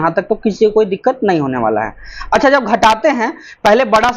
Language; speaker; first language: Hindi; native; Hindi